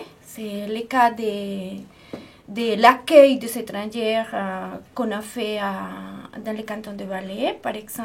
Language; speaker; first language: French; non-native, fluent; Spanish